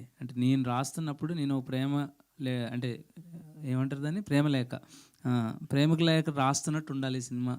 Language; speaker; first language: Telugu; native; Telugu